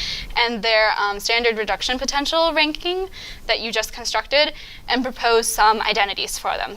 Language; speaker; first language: English; native; English